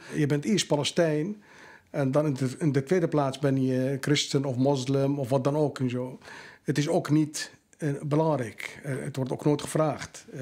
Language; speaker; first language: Dutch; non-native, fluent; Arabic